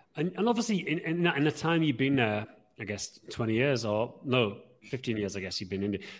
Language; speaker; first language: English; native; English